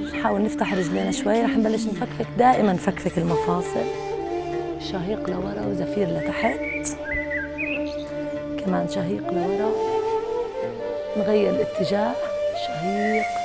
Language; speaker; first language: Arabic; native; Arabic